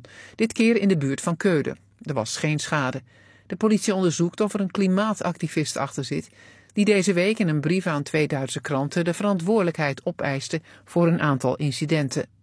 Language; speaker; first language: Dutch; native; Dutch